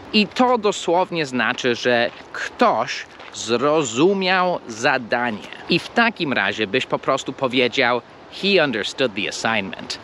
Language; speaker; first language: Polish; non-native, fluent; English